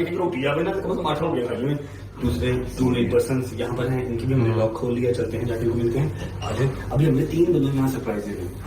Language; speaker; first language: Urdu; non-native, local second language; Punjabi